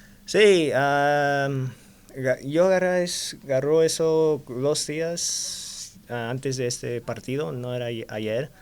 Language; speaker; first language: Spanish; early bilingual, heritage; Spanish